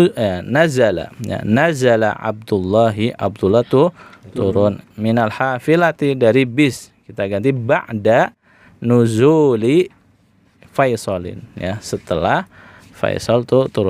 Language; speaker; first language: Indonesian; native; Indonesian